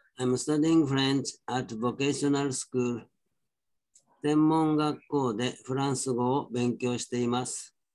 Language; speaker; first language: Japanese; native; Japanese